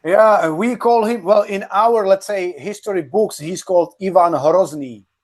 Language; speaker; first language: English; non-native, fluent; Czech